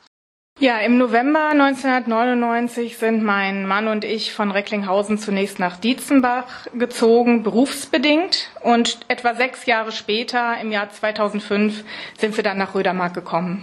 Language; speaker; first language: German; native; German